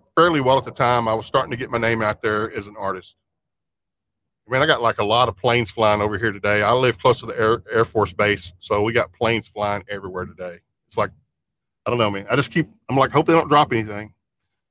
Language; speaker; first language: English; native; English